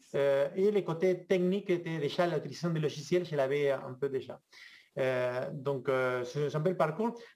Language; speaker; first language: French; non-native, fluent; Spanish